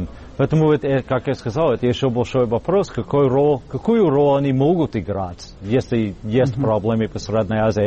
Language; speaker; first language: Russian; non-native, fluent; English